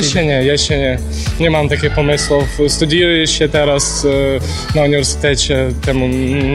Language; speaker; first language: Polish; non-native, learner; Ukrainian